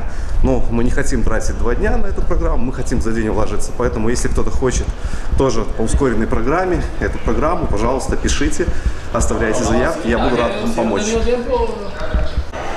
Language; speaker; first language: Russian; native; Russian